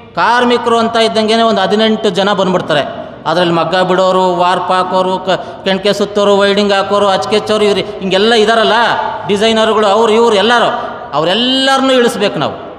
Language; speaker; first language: Kannada; native; Kannada